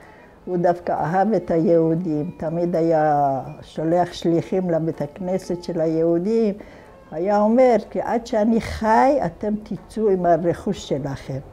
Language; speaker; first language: Hebrew; non-native, fluent; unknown